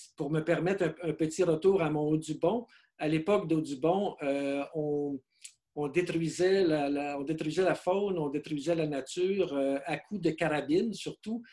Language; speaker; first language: French; native; French